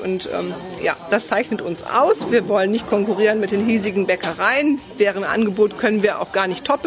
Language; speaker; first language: German; native; German